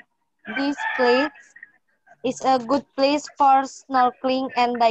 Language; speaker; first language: English; non-native, learner; Indonesian